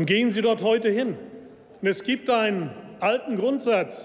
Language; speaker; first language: German; native; German